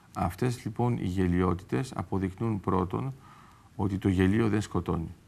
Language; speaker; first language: Greek; early bilingual, heritage; Greek